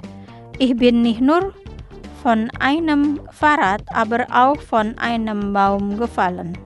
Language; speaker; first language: German; non-native, fluent; Indonesian